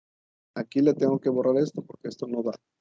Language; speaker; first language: Spanish; native; Spanish